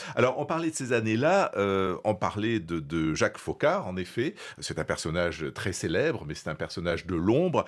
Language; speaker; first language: French; native; French